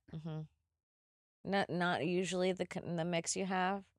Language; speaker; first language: English; native; English